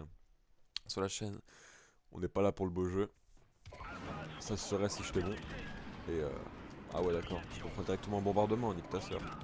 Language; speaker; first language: French; native; French